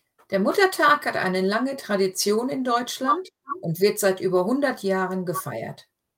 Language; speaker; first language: German; native; German